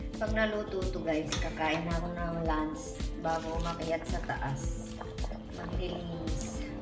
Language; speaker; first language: Filipino; non-native, local second language; Hiligaynon